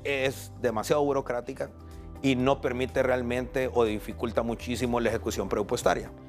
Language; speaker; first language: Spanish; native; Spanish